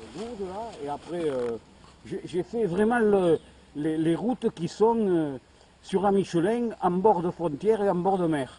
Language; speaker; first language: French; native; French